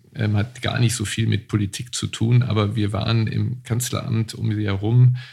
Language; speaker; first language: German; native; German